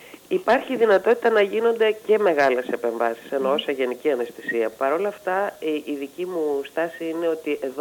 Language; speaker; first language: Greek; native; Greek